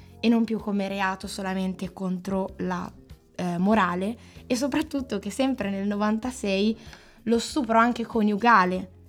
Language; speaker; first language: Italian; native; Italian